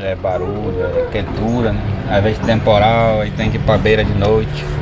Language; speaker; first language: Portuguese; native; Portuguese